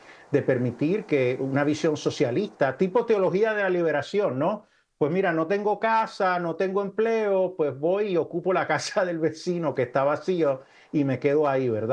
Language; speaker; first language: Spanish; native; Spanish